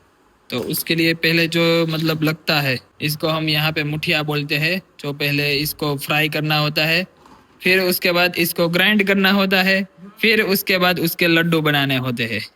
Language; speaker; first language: Hindi; non-native, local second language; Gujarati